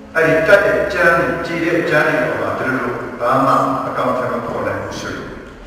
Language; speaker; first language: Burmese; non-native, local second language; Hakha Chin